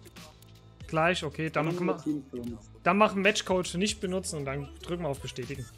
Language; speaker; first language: German; native; German